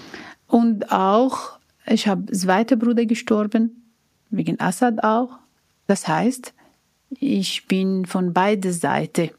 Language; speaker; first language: German; non-native, learner; Arabic